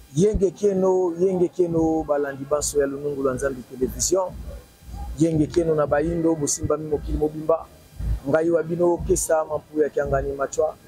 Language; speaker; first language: Lingala; non-native, local second language; Kongo